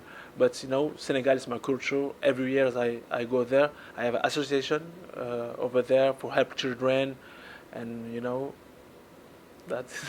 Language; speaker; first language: English; non-native, learner; French